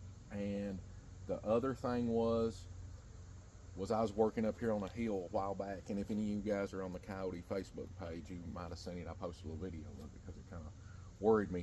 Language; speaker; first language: English; native; English